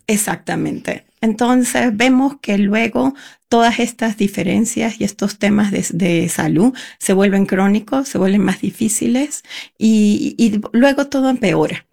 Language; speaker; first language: Spanish; native; Spanish